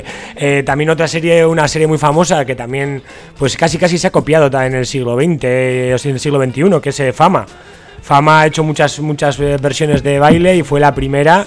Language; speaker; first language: Spanish; native; Spanish